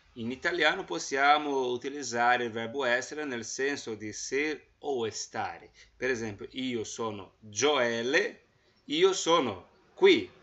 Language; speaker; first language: Italian; non-native, fluent; Portuguese